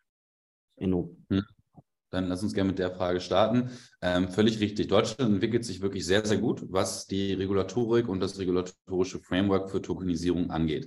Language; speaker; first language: German; native; German